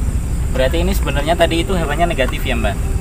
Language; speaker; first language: Indonesian; native; Indonesian